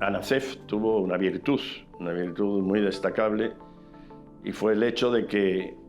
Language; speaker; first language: Spanish; native; Spanish